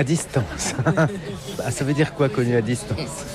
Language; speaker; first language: French; native; French